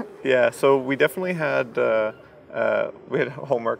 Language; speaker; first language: English; early bilingual, other home language; Russian